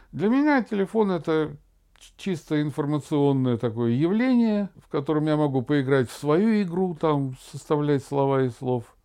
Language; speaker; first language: Russian; native; Russian